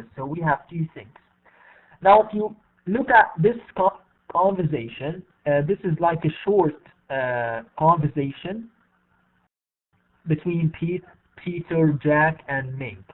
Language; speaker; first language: English; non-native, fluent; Arabic